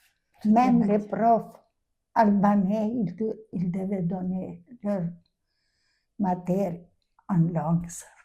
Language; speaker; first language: French; non-native, fluent; Albanian